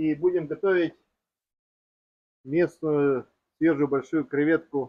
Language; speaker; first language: Russian; native; Russian